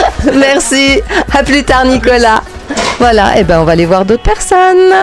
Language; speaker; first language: French; native; French